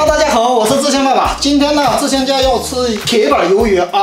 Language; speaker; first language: Chinese; non-native, local second language; Korean